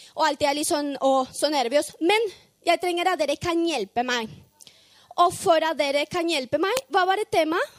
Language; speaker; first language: Norwegian; non-native, fluent; Spanish